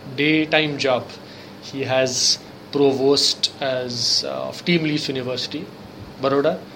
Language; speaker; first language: English; non-native, local second language; Marathi